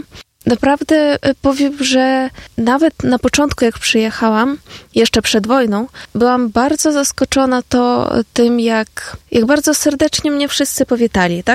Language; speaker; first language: Polish; non-native, fluent; Ukrainian